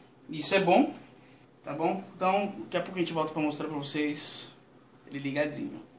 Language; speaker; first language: Portuguese; native; Portuguese